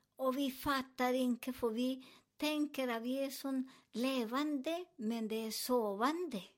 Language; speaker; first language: Swedish; non-native, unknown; Spanish